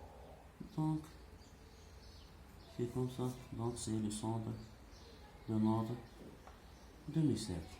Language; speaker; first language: French; non-native, local second language; Arabic